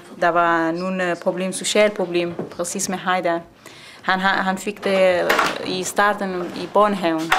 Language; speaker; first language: Danish; non-native, learner; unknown